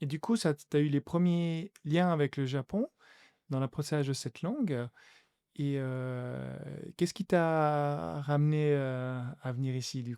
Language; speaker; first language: French; native; French